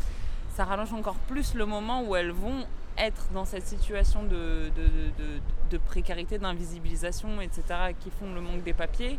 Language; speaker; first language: French; native; French